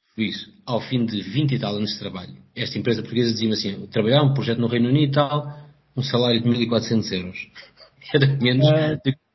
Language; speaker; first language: Portuguese; native; Portuguese